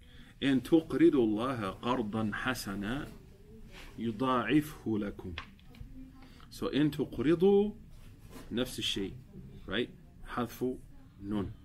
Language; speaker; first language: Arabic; non-native, fluent; English